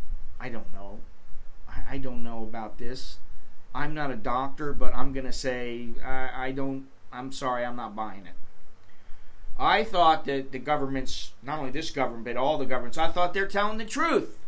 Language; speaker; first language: English; native; English